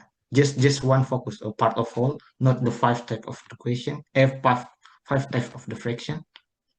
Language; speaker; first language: English; non-native, learner; Indonesian